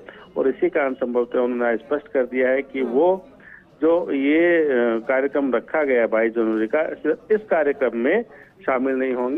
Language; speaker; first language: Hindi; native; Hindi